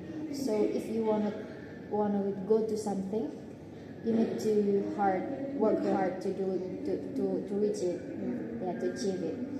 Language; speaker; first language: English; non-native, learner; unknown